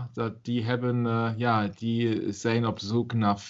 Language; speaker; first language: Dutch; non-native, learner; German